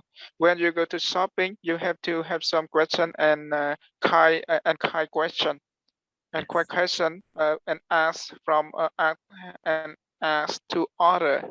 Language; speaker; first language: English; non-native, learner; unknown